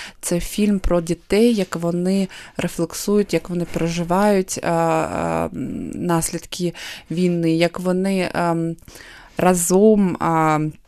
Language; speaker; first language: Ukrainian; non-native, local second language; Russian